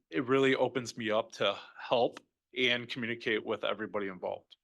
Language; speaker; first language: English; native; English